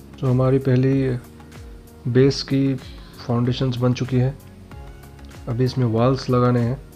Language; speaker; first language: Hindi; non-native, local second language; Assamese